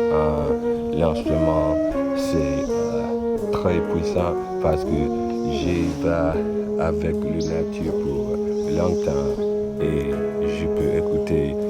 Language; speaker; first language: French; non-native, learner; English